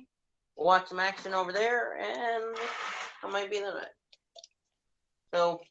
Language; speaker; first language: English; native; English